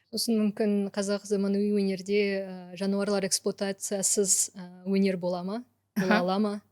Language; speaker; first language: Kazakh; non-native, local second language; Russian